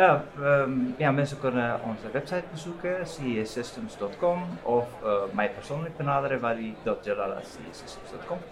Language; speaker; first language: Dutch; non-native, fluent; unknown